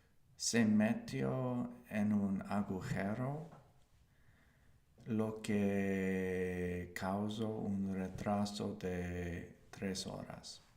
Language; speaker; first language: Spanish; non-native, learner; English